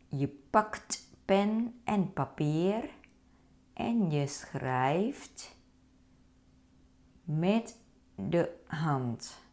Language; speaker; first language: Dutch; non-native, fluent; Thai